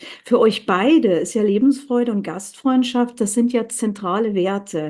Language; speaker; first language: German; native; German